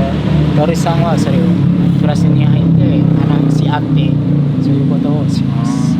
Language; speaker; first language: Japanese; non-native, fluent; Indonesian